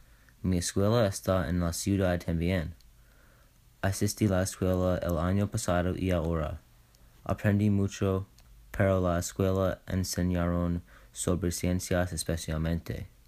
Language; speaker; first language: Spanish; non-native, learner; English